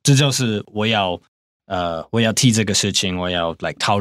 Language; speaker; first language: Chinese; non-native, fluent; English